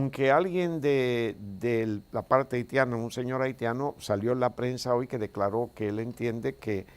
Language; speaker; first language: Spanish; native; Spanish